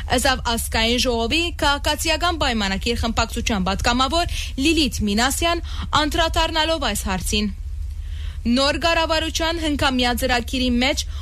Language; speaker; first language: Armenian; early bilingual, heritage; Armenian